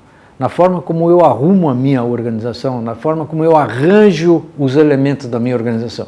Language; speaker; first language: Portuguese; native; Portuguese